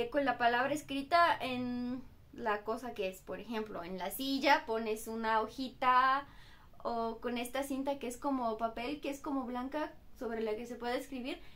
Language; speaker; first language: Spanish; non-native, fluent; Bulgarian